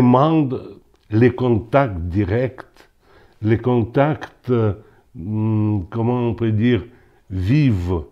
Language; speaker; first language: French; non-native, local second language; Ukrainian